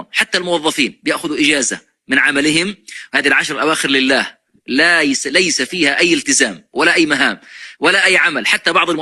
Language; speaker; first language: Arabic; native; Arabic